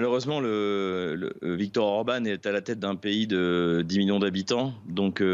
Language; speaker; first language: French; native; French